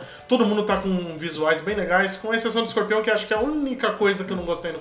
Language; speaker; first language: Portuguese; native; Portuguese